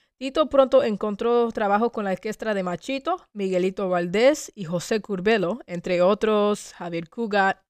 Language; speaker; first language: Spanish; early bilingual, heritage; Spanish